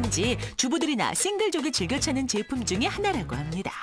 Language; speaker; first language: Korean; native; Korean